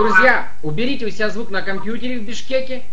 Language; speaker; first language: Russian; native; Russian